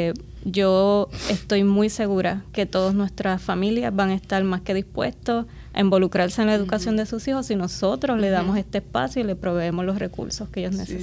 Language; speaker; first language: Spanish; native; Spanish